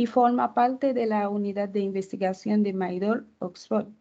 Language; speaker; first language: Spanish; non-native, fluent; Haitian Creole